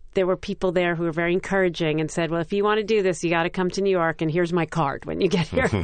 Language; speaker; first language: English; native; English